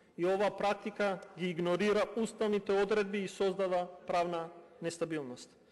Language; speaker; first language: Macedonian; non-native, local second language; Albanian